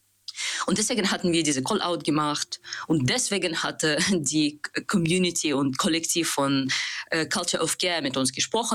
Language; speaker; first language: German; non-native, learner; Russian